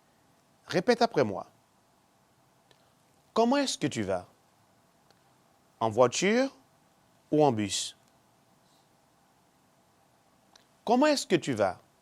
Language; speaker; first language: French; non-native, fluent; Spanish